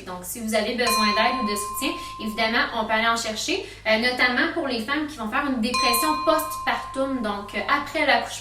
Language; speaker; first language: French; native; French